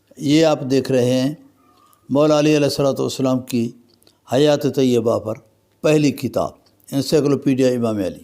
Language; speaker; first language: Urdu; native; Urdu